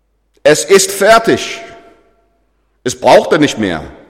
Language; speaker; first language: German; non-native, fluent; English